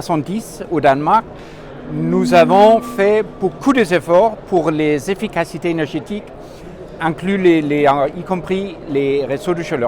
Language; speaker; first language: French; non-native, fluent; Danish